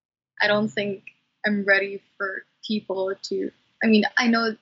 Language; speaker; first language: English; non-native, local second language; Cebuano